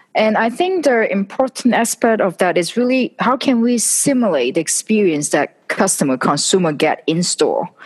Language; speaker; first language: English; non-native, local second language; Cantonese